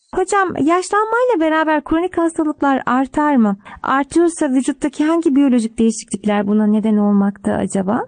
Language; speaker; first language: Turkish; native; Turkish